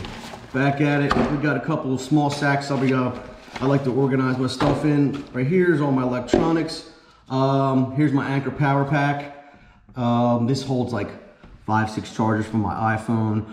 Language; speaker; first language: English; native; English